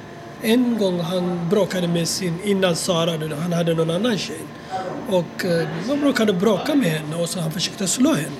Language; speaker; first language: Swedish; non-native, fluent; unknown